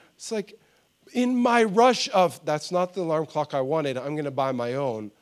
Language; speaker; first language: English; native; English